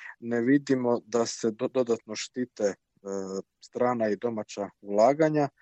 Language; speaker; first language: Croatian; native; Croatian